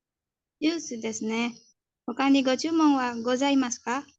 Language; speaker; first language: Japanese; non-native, learner; Indonesian